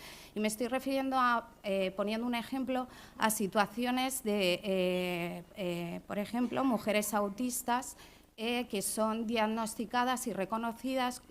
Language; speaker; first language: Spanish; native; Spanish